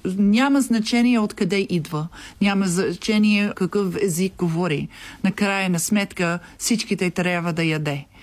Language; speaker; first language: Bulgarian; non-native, learner; English